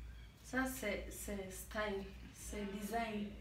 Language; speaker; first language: French; non-native, learner; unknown